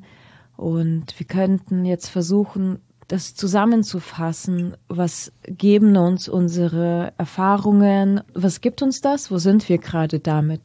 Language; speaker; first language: German; non-native, fluent; Russian